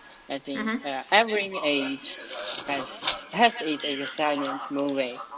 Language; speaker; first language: English; non-native, learner; Chinese